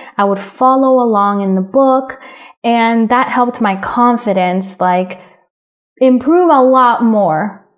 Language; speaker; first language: English; early bilingual, other home language; Spanish